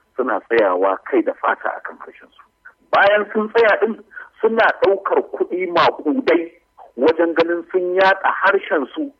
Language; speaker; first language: Hausa; native; Hausa